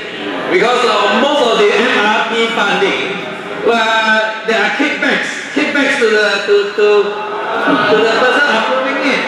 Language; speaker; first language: English; non-native, local second language; Malay